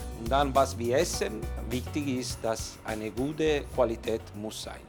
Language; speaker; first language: German; non-native, learner; Italian